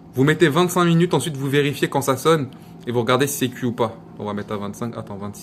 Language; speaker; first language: French; native; French